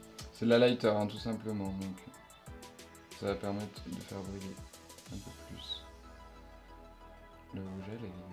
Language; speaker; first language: French; native; French